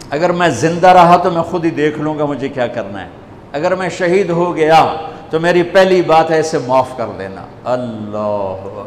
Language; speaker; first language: Urdu; non-native, local second language; Punjabi